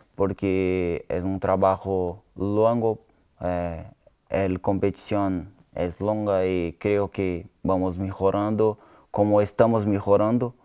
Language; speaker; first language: Spanish; non-native, learner; Portuguese